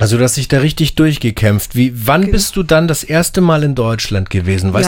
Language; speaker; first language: German; native; German